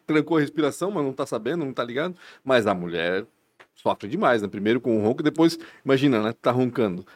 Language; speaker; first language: Portuguese; native; Portuguese